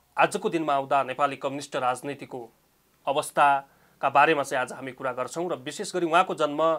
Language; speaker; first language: Nepali; native; Nepali